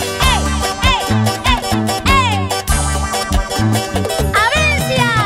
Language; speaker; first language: Spanish; native; Spanish